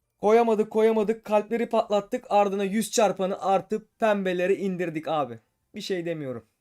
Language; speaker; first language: Turkish; native; Turkish